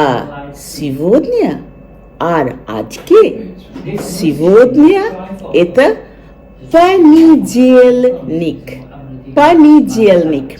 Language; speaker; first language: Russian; non-native, fluent; Bangla